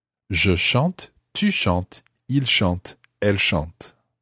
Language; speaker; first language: French; non-native, fluent; English